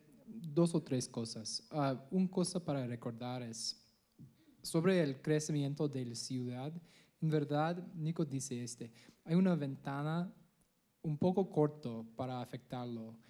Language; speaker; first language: Spanish; non-native, learner; English